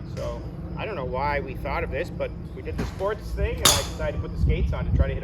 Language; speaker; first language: English; native; English